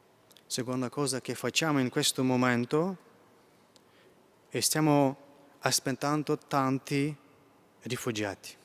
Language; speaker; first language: Italian; non-native, fluent; Ukrainian